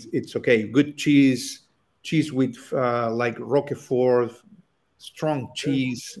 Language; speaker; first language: English; non-native, learner; Spanish